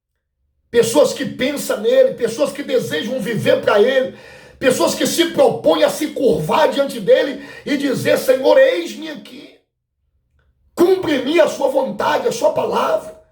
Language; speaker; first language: Portuguese; native; Portuguese